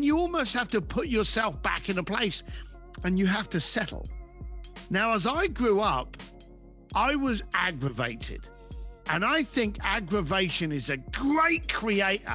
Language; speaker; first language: English; native; English